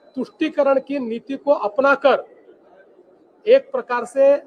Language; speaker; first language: Hindi; non-native, local second language; Marathi